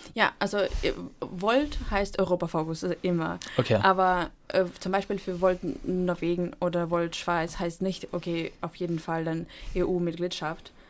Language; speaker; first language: German; non-native, fluent; Ukrainian